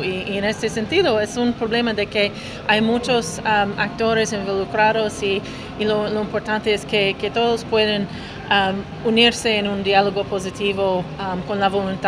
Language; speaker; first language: Spanish; non-native, fluent; English